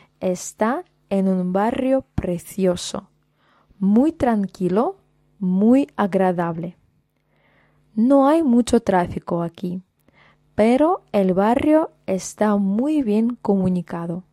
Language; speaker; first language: Spanish; non-native, fluent; Russian